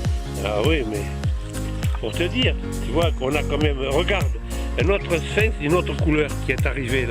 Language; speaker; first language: French; native; French